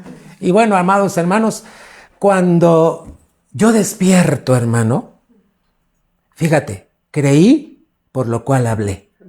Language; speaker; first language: Spanish; native; Spanish